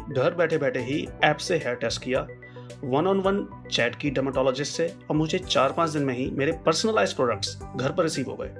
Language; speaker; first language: Hindi; native; Hindi